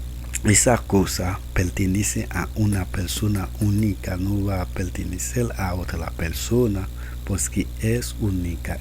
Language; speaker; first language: Spanish; non-native, learner; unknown